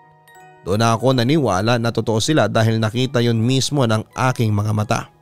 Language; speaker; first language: Filipino; native; Filipino